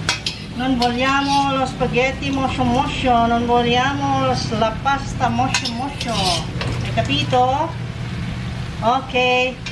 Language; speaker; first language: Italian; non-native, local second language; Filipino